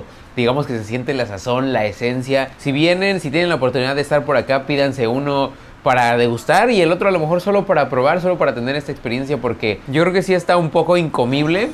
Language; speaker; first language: Spanish; native; Spanish